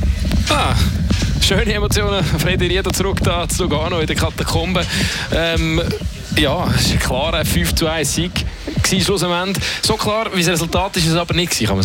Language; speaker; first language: German; native; German